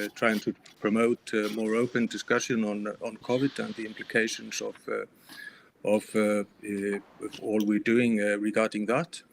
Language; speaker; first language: English; non-native, fluent; Icelandic